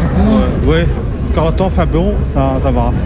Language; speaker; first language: French; non-native, learner; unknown